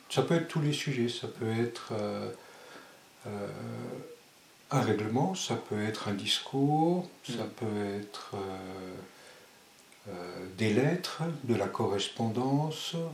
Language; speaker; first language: French; early bilingual, other home language; Spanish